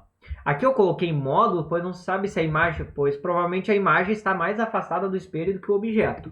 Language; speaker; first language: Portuguese; native; Portuguese